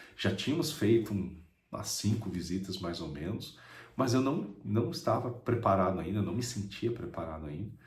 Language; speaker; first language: Portuguese; native; Portuguese